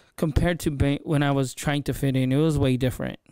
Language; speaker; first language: English; native; English